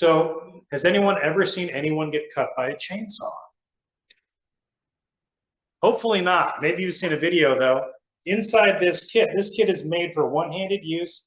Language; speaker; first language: English; native; English